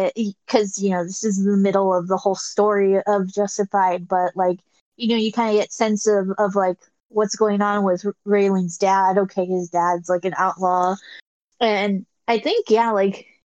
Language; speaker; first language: English; native; English